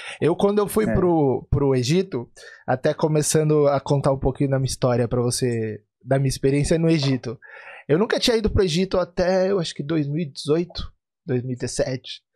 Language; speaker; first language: Portuguese; native; Portuguese